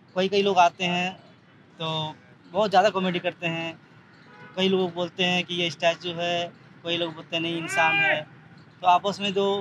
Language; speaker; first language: Hindi; native; Hindi